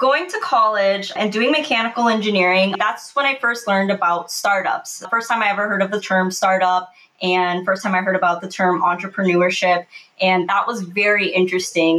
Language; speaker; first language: English; native; English